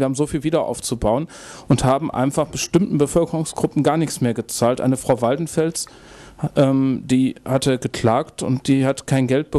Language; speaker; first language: German; native; German